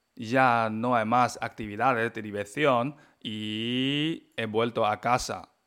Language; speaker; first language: Spanish; non-native, fluent; Chinese